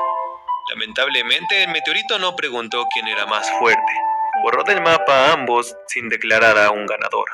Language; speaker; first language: Spanish; native; Spanish